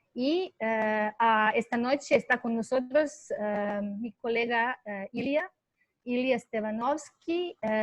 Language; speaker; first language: Spanish; non-native, fluent; Serbian